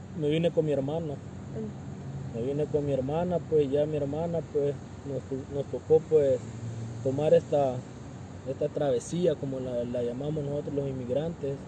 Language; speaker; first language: Spanish; native; Spanish